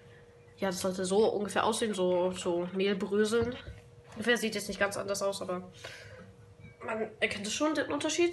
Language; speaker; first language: German; native; German